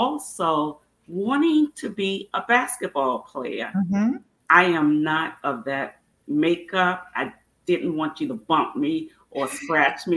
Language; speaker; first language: English; native; English